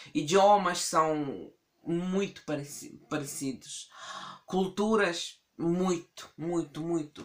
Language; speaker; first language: Portuguese; non-native, fluent; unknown